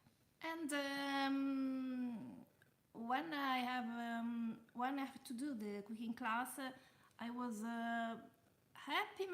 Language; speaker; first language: English; non-native, learner; Italian